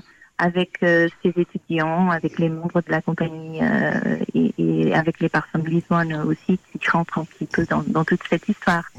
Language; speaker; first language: French; non-native, fluent; Portuguese